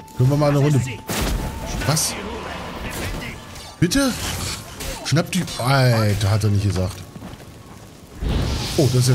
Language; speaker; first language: German; native; German